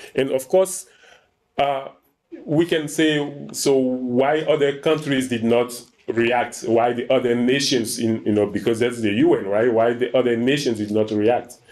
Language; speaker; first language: English; non-native, fluent; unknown